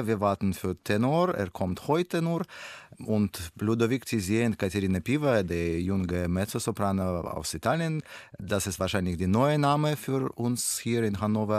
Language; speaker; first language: German; non-native, learner; Russian